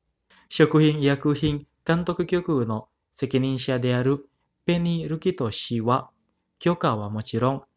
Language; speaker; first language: Japanese; non-native, fluent; Indonesian